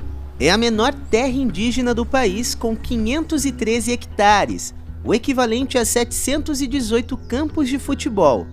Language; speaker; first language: Portuguese; native; Portuguese